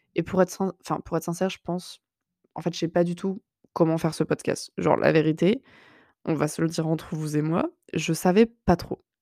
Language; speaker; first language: French; native; French